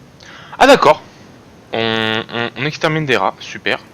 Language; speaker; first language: French; native; French